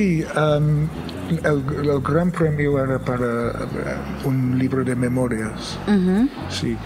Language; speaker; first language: Spanish; non-native, fluent; English